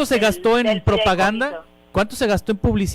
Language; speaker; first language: Spanish; native; Spanish